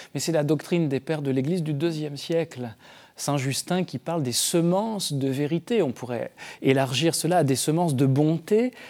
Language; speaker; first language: French; native; French